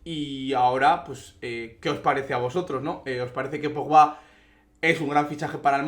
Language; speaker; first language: Spanish; native; Spanish